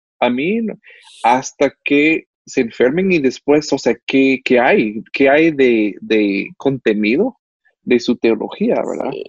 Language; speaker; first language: Spanish; non-native, fluent; English